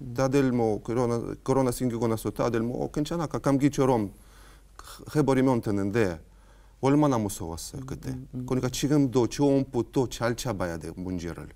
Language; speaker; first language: Korean; non-native, fluent; Ukrainian